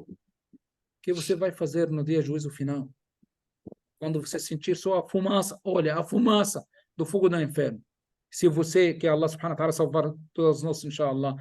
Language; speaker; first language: Portuguese; non-native, fluent; Arabic